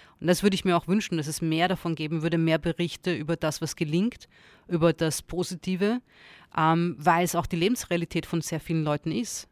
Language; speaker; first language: German; early bilingual, other home language; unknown